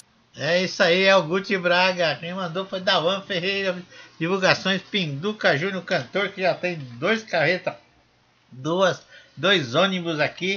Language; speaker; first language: Portuguese; native; Portuguese